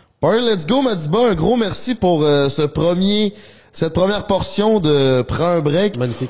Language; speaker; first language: French; native; French